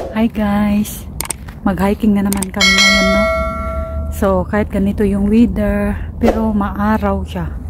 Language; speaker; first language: Filipino; non-native, local second language; Cebuano